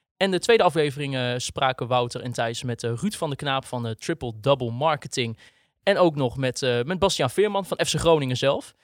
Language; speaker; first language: Dutch; native; Dutch